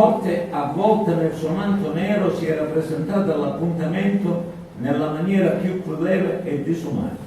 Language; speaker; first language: Italian; native; Italian